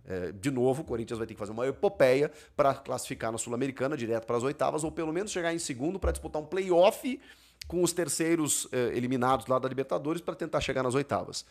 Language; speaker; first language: Portuguese; native; Portuguese